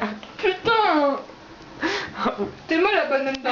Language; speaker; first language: French; native; French